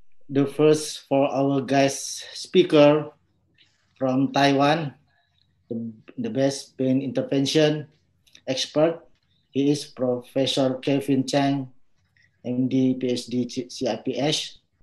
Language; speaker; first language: English; non-native, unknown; Indonesian